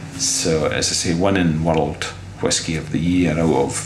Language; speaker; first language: English; native; English